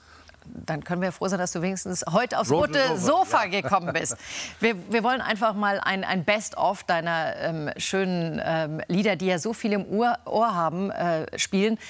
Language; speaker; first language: German; native; German